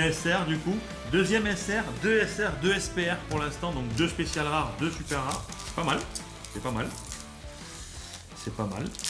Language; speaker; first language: French; native; French